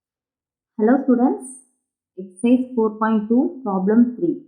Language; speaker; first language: English; non-native, local second language; Tamil